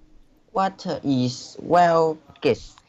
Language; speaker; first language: English; non-native, learner; Chinese